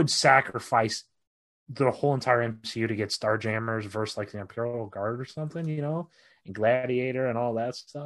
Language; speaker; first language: English; native; English